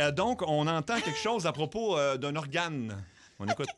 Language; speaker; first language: French; native; French